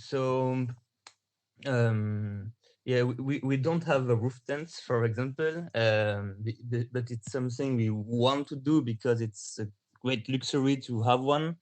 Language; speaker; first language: English; non-native, learner; French